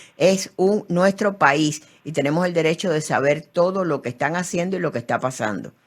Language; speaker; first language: Spanish; native; Spanish